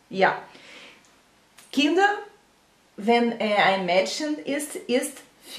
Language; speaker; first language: German; non-native, learner; Portuguese